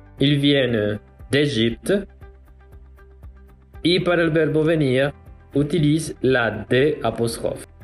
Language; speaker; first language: French; non-native, learner; Spanish